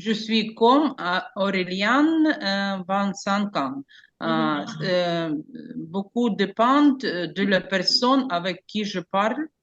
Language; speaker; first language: French; non-native, learner; Ukrainian